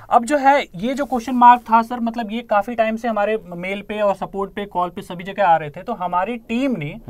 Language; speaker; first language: Hindi; native; Hindi